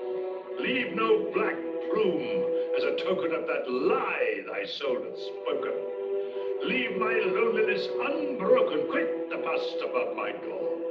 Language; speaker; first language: English; native; English